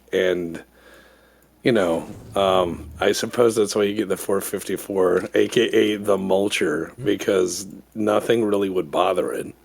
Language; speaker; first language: English; native; English